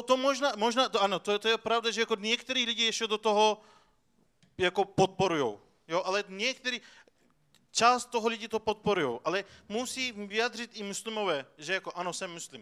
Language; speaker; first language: Czech; non-native, fluent; Turkish